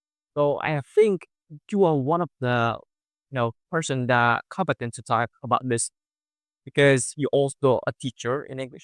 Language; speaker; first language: English; non-native, fluent; Indonesian